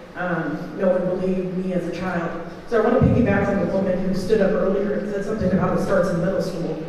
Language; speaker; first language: English; native; English